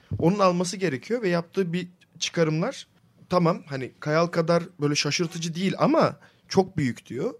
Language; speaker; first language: Turkish; native; Turkish